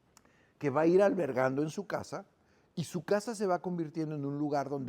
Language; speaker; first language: Spanish; native; Spanish